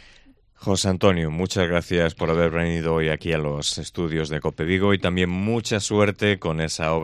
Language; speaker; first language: Spanish; native; Spanish